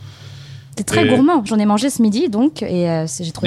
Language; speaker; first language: French; native; French